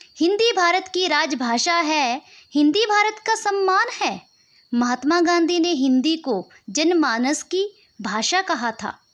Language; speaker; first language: Hindi; native; Hindi